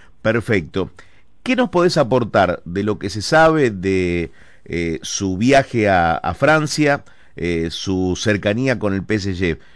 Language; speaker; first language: Spanish; native; Spanish